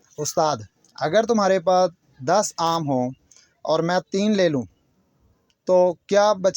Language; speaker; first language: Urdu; non-native, local second language; Punjabi